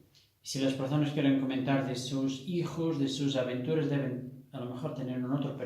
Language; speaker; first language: Spanish; non-native, fluent; Portuguese